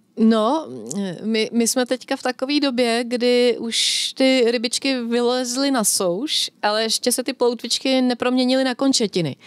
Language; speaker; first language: Czech; native; Czech